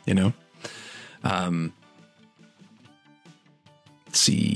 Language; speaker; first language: English; native; English